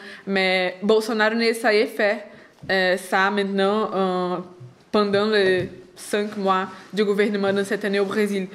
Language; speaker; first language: French; non-native, fluent; Portuguese